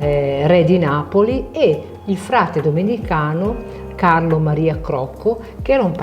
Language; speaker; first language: Italian; native; Italian